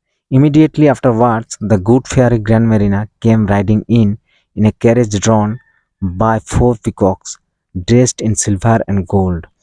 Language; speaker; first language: English; non-native, local second language; Bangla